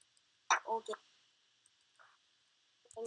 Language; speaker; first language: English; non-native, learner; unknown